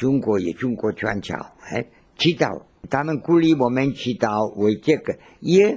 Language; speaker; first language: Chinese; non-native, learner; Spanish